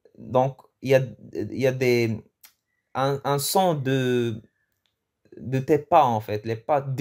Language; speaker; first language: French; early bilingual, other home language; Arabic